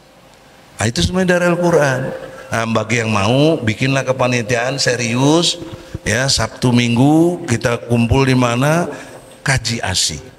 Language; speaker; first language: Indonesian; native; Indonesian